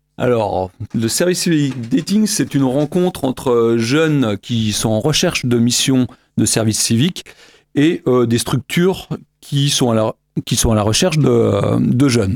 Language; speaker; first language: French; native; French